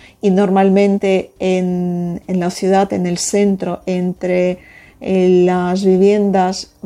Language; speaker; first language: Spanish; non-native, fluent; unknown